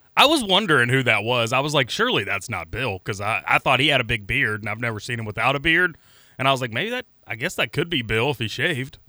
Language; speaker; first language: English; native; English